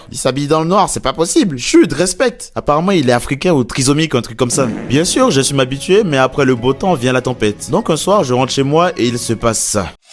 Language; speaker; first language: French; non-native, local second language; Fon